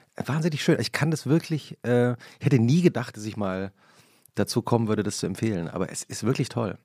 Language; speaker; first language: German; native; German